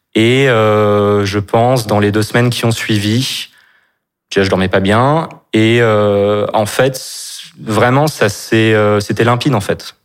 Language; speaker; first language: French; native; French